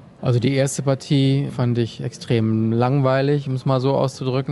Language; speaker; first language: German; native; German